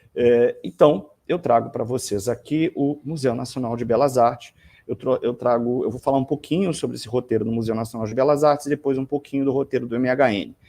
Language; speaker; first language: Portuguese; native; Portuguese